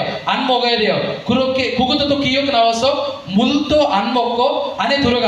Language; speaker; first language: Korean; non-native, learner; Telugu